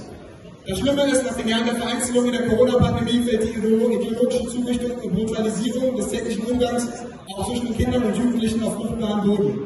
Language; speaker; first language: German; native; German